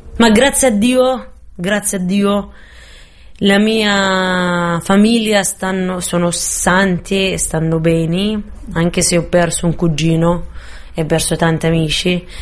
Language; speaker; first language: Italian; non-native, fluent; Arabic